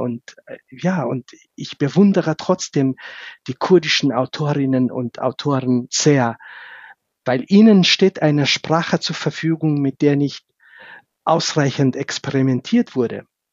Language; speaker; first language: German; non-native, fluent; Central Kurdish